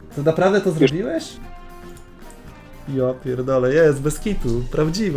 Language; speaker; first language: Polish; native; Polish